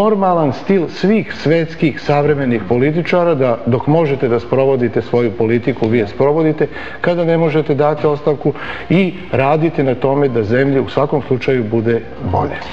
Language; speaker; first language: Serbian; native; Serbian